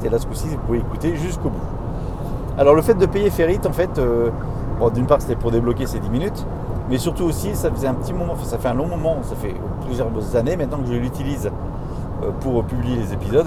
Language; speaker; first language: French; native; French